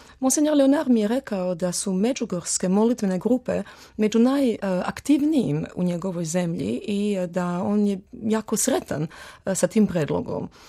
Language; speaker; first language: Croatian; early bilingual, heritage; Croatian